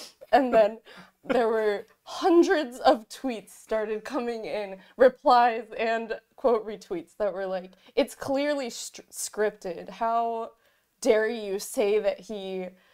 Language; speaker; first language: English; native; English